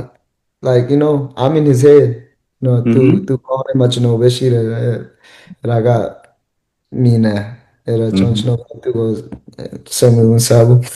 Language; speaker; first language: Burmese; early bilingual, heritage; Burmese